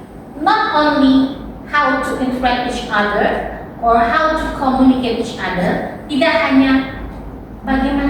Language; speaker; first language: English; non-native, fluent; Indonesian